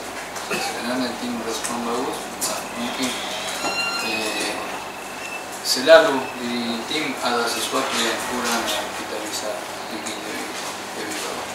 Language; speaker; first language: Indonesian; non-native, fluent; Spanish